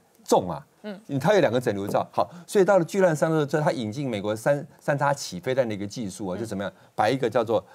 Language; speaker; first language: Chinese; native; Chinese